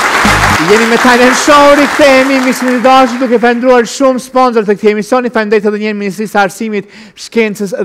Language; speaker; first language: Albanian; native; Albanian